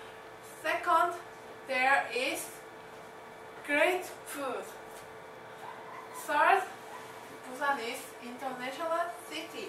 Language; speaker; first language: English; non-native, learner; Korean